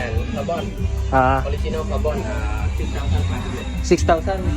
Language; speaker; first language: English; non-native, learner; Thai